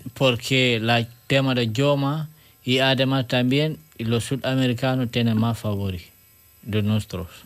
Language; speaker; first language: Spanish; non-native, learner; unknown